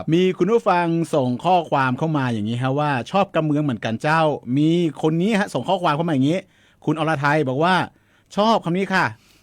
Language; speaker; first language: Thai; native; Thai